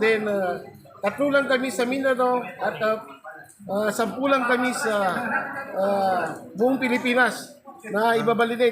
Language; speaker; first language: Filipino; non-native, local second language; Maguindanaon